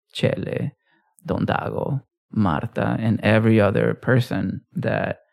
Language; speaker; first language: English; early bilingual, other home language; Spanish